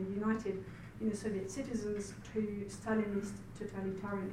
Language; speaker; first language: English; non-native, fluent; French